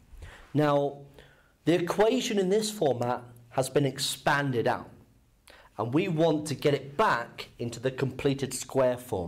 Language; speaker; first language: English; native; English